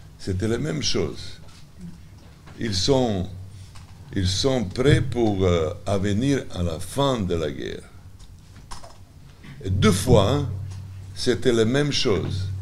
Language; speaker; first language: French; non-native, learner; Serbian